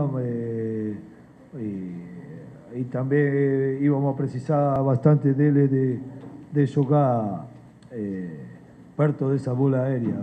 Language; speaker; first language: Portuguese; non-native, learner; Spanish